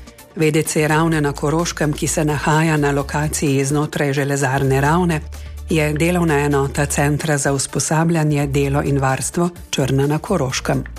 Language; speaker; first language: Slovenian; native; Slovenian